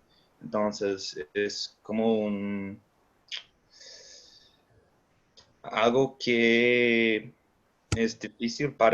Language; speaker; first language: Spanish; non-native, fluent; English